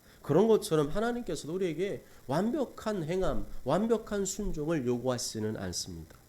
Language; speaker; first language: Korean; native; Korean